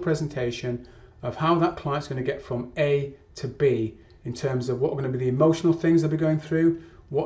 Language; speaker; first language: English; native; English